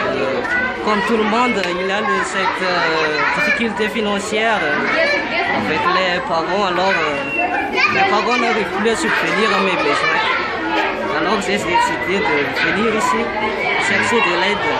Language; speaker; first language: French; non-native, local second language; Malagasy